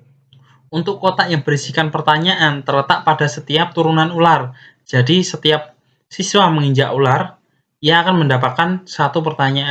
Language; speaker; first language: Indonesian; native; Indonesian